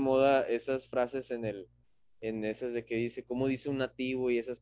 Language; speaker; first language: Spanish; native; Spanish